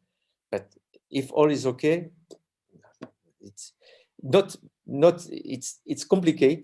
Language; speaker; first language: English; non-native, learner; French